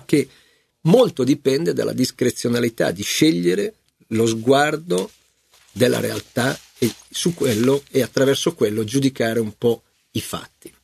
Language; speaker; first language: Italian; native; Italian